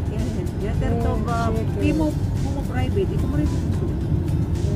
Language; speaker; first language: Hebrew; non-native, learner; Filipino